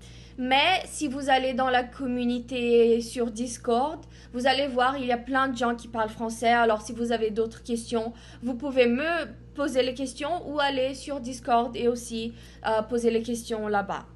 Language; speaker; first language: French; non-native, fluent; Portuguese